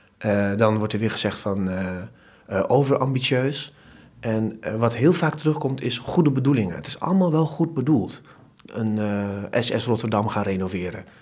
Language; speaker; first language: Dutch; early bilingual, other home language; Turkish